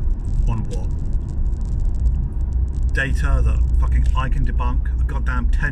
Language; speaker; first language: English; native; English